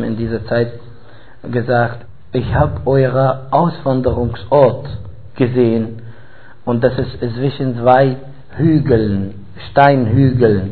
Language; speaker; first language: German; non-native, fluent; Arabic